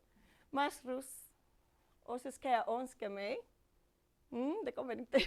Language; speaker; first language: Swedish; non-native, fluent; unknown